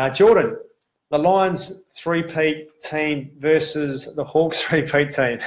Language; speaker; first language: English; native; English